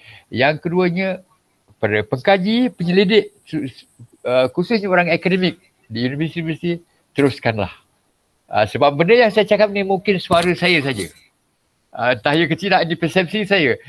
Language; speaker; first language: Malay; non-native, local second language; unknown